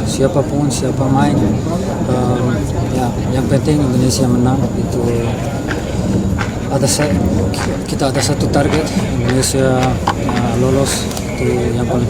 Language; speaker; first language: Indonesian; non-native, fluent; Dutch